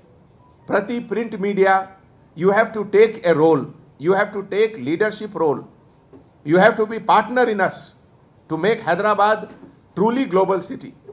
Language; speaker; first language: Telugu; non-native, fluent; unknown